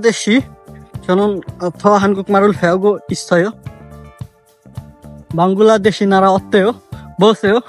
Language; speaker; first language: Korean; non-native, learner; Bangla